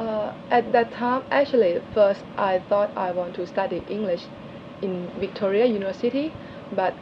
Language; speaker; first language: English; non-native, learner; Thai